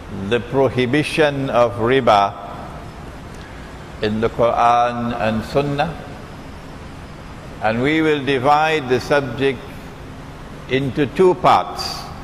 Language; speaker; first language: English; native; English